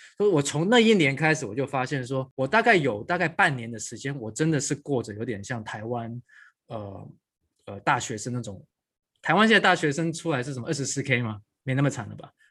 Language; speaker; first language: Chinese; non-native, local second language; Cantonese